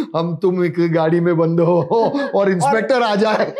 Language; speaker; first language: Hindi; non-native, local second language; Marathi